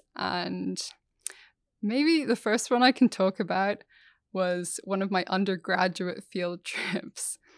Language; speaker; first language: English; native; English